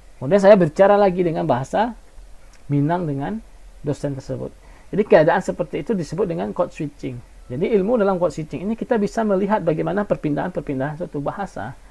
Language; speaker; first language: Indonesian; non-native, local second language; Minangkabau